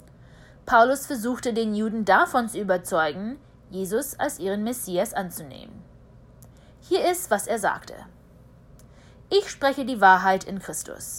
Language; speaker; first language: German; early bilingual, heritage; German